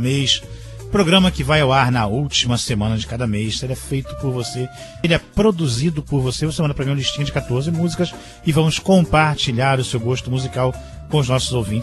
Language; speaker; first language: Portuguese; native; Portuguese